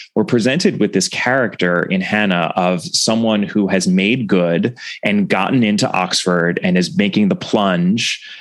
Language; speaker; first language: English; native; English